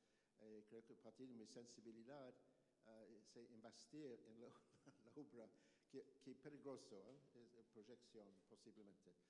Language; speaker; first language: Spanish; non-native, learner; English